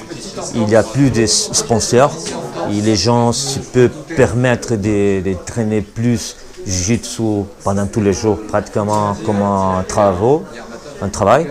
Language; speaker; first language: French; non-native, learner; Portuguese